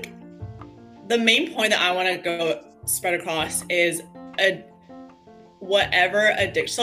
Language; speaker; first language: English; native; English